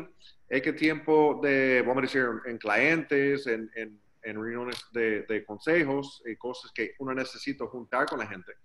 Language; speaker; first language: Spanish; non-native, learner; English